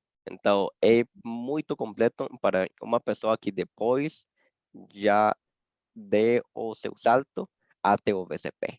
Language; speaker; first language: Portuguese; non-native, fluent; Spanish